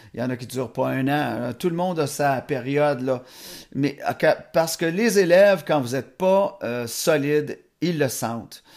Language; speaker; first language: French; native; French